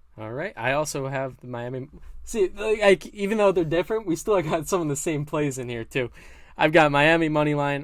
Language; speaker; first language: English; native; English